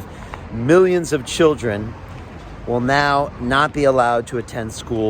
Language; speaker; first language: English; native; English